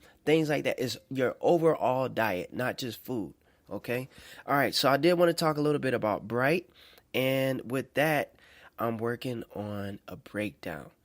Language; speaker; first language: English; native; English